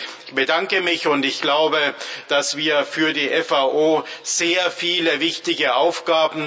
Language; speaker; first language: German; native; German